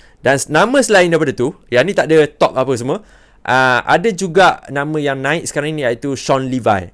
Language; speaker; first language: Malay; native; Malay